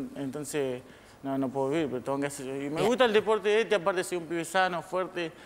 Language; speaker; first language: Spanish; native; Spanish